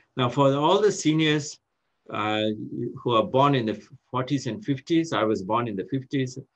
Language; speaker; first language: English; non-native, local second language; Tamil